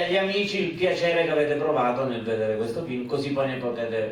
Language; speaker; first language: Italian; native; Italian